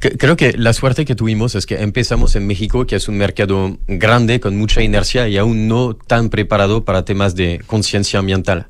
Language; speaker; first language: Spanish; non-native, fluent; French